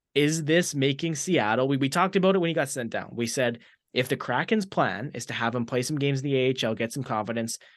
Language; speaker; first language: English; native; English